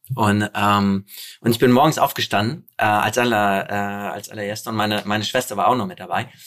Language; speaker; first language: German; early bilingual, other home language; Polish